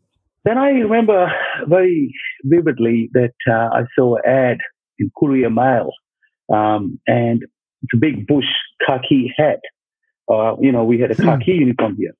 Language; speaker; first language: English; non-native, local second language; Punjabi